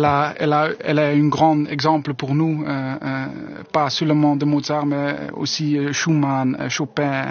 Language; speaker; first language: French; non-native, learner; Dutch